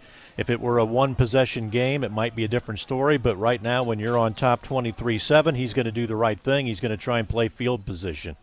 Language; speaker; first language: English; native; English